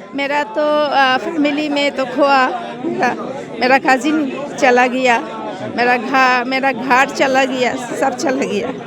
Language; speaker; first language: Hindi; non-native, learner; Bangla